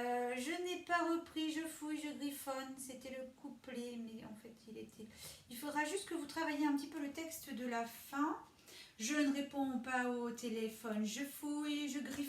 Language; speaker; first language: French; native; French